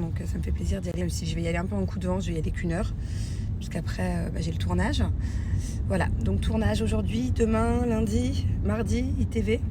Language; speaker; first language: French; native; French